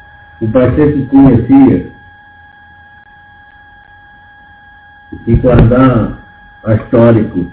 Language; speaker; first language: Portuguese; non-native, local second language; Yanomámi